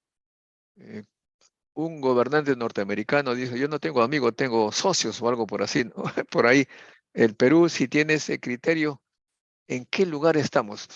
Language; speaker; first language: Spanish; native; Spanish